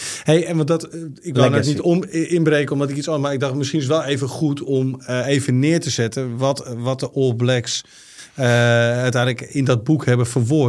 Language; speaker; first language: Dutch; native; Dutch